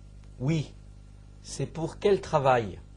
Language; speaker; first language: French; non-native, fluent; Chinese